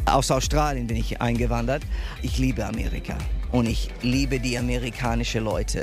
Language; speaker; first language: German; non-native, fluent; English